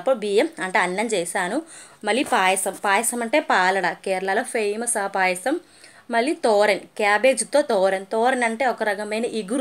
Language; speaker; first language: Telugu; non-native, learner; Malayalam